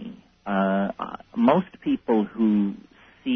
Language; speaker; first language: English; native; English